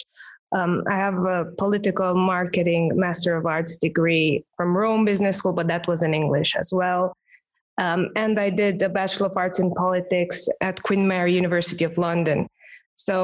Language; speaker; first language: English; non-native, fluent; Romanian